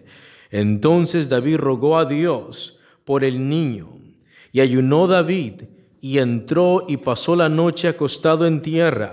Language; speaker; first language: Spanish; native; Spanish